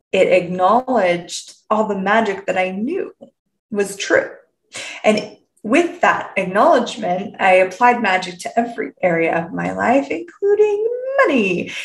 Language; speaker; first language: English; native; English